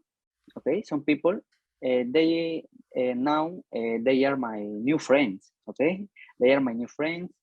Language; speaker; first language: English; non-native, learner; Spanish